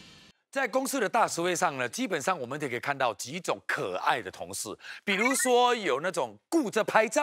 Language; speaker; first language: Chinese; native; Chinese